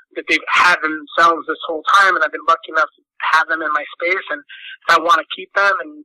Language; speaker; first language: English; native; English